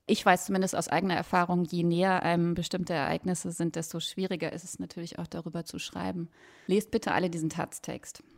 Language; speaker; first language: German; native; German